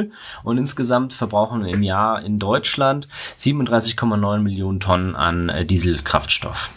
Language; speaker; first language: German; native; German